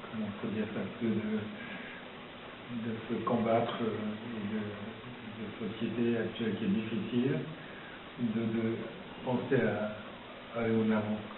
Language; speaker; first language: French; non-native, fluent; Japanese